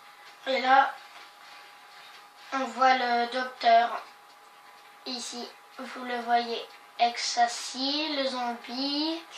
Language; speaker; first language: French; native; French